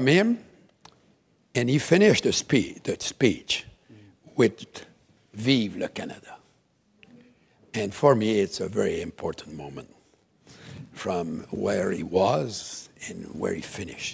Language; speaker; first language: English; non-native, fluent; French